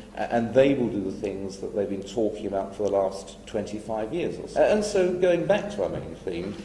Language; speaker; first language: English; native; English